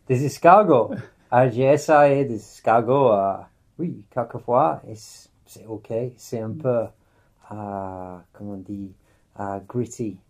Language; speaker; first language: French; non-native, fluent; English